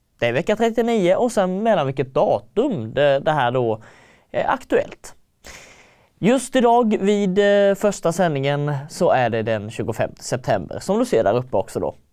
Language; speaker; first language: Swedish; native; Swedish